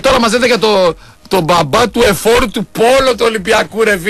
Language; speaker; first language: Greek; native; Greek